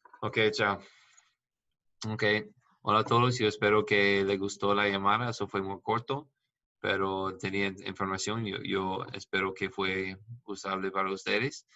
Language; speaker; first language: Spanish; non-native, learner; English